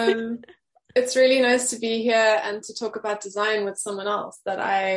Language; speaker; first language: English; native; English